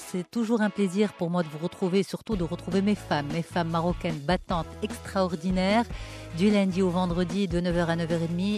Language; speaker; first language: French; non-native, local second language; Arabic